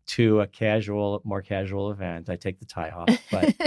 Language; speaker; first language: English; native; English